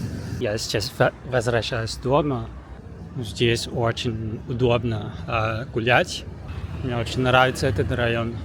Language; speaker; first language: Russian; non-native, learner; Japanese